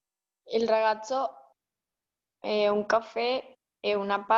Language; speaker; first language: Italian; non-native, learner; Spanish